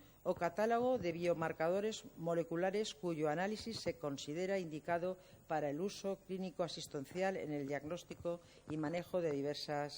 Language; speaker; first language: Spanish; native; Spanish